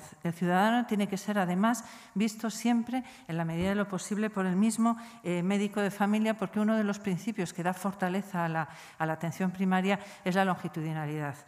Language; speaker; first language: Spanish; native; Spanish